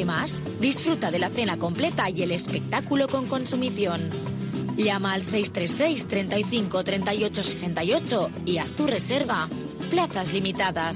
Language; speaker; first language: Spanish; native; Spanish